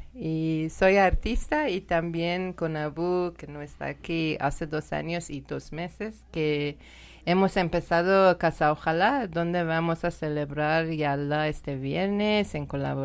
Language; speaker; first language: Spanish; non-native, learner; Persian